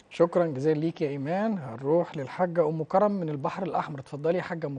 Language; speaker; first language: Arabic; native; Arabic